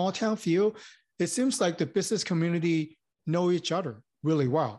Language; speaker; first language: English; non-native, local second language; Cantonese